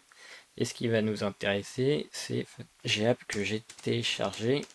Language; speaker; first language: French; native; French